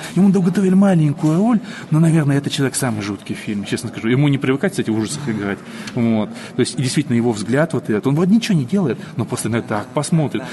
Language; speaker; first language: Russian; native; Russian